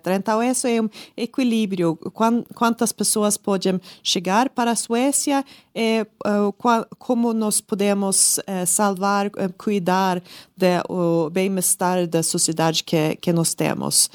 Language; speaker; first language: Portuguese; non-native, learner; Swedish